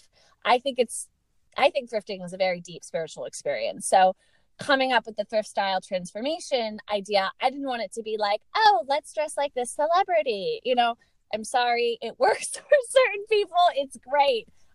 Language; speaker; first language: English; native; English